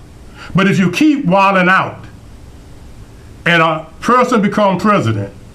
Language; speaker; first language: English; native; English